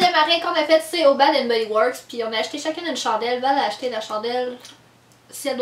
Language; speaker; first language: French; native; French